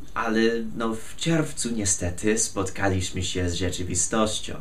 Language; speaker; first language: Polish; non-native, fluent; English